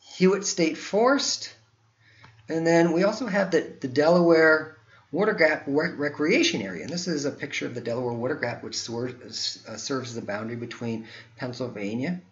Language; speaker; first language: English; native; English